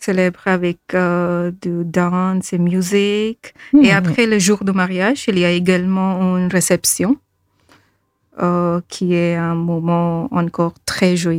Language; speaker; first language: French; non-native, fluent; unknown